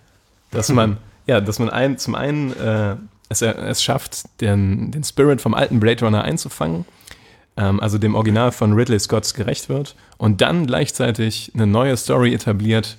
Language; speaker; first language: German; native; German